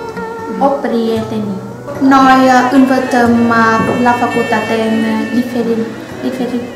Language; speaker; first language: Romanian; non-native, learner; Vietnamese